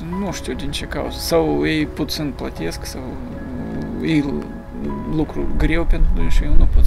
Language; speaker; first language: Romanian; non-native, local second language; Russian